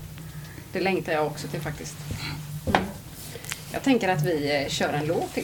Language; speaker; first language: Swedish; native; Swedish